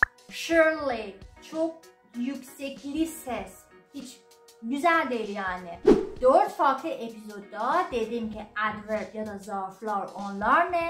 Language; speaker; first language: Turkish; non-native, learner; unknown